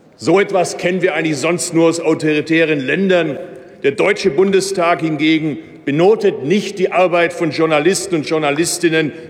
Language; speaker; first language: German; native; German